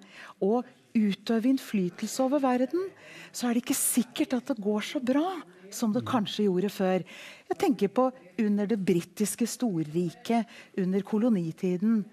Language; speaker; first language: Norwegian; early bilingual, heritage; Norwegian